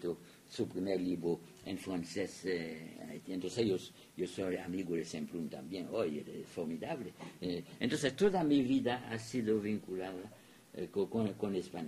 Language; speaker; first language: Spanish; non-native, fluent; French